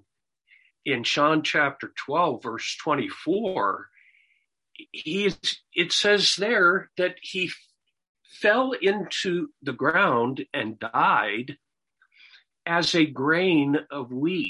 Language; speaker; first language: English; native; English